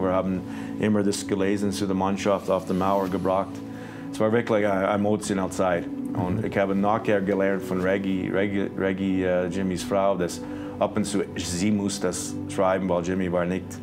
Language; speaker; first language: German; non-native, fluent; English